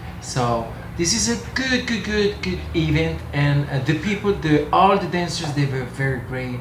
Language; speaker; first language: English; non-native, local second language; French